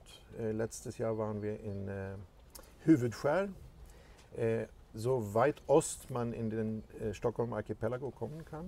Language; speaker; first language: German; non-native, fluent; Swedish